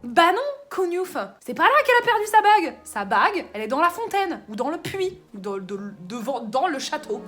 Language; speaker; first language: French; native; French